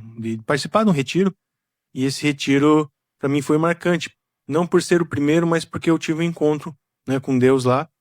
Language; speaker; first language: Portuguese; native; Portuguese